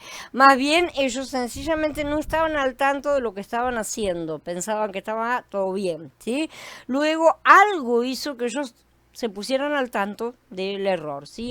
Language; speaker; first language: Spanish; native; Spanish